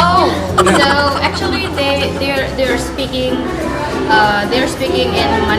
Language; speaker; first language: English; non-native, fluent; Indonesian